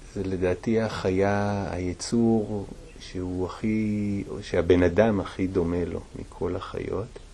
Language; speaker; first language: Hebrew; native; Hebrew